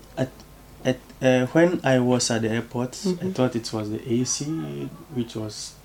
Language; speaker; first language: English; non-native, local second language; Ewe